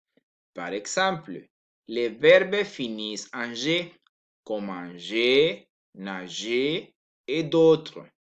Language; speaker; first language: French; non-native, learner; Spanish